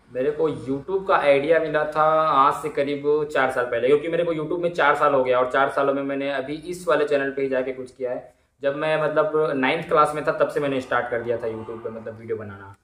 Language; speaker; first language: Hindi; native; Hindi